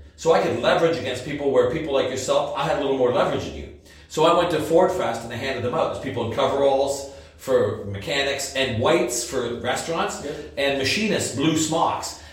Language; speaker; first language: English; native; English